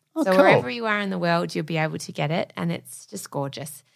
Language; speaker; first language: English; native; English